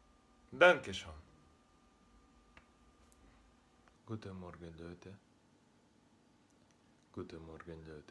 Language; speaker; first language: German; non-native, learner; Russian